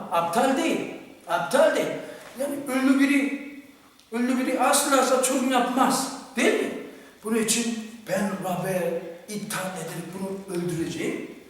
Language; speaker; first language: Turkish; non-native, fluent; Korean